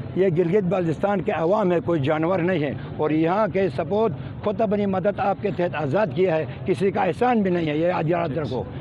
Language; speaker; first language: Urdu; non-native, local second language; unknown